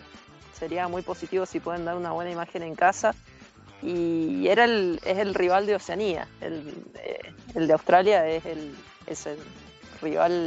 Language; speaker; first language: Spanish; native; Spanish